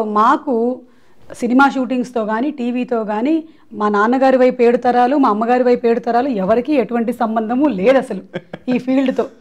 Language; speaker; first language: Telugu; non-native, local second language; Malayalam